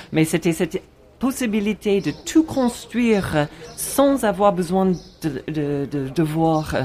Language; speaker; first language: French; non-native, fluent; English